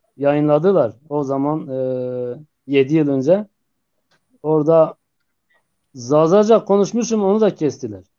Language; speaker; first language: Turkish; non-native, local second language; Zaza